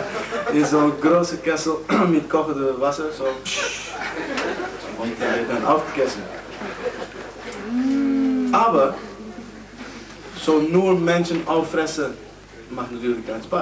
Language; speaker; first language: German; non-native, learner; Dutch